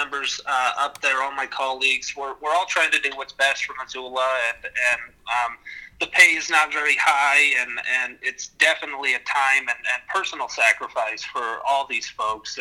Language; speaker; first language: English; native; English